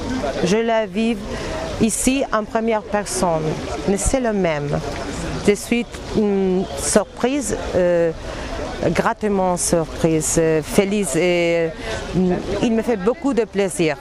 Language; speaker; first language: French; non-native, learner; Spanish